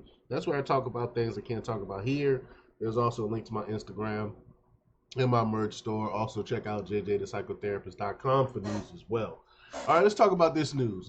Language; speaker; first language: English; native; English